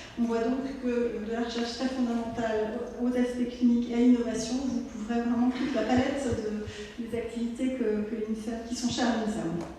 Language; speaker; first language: French; native; French